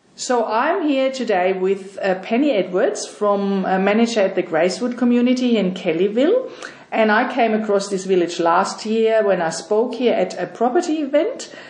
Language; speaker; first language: English; non-native, fluent; German